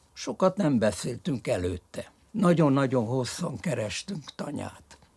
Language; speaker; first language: Hungarian; early bilingual, other home language; French